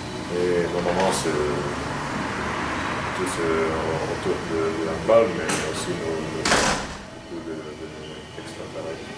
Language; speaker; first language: French; non-native, fluent; Croatian